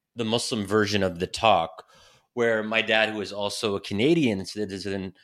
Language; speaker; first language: English; native; English